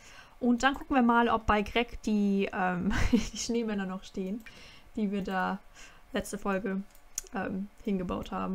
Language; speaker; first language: German; native; German